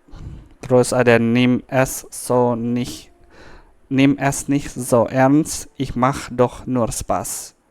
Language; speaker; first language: German; non-native, fluent; Indonesian